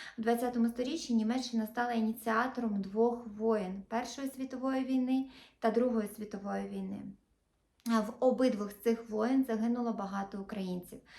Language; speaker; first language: Ukrainian; non-native, local second language; Russian